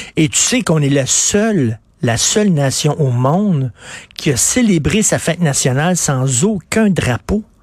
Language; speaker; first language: French; native; French